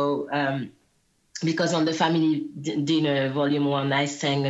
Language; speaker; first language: English; non-native, fluent; Guadeloupean Creole French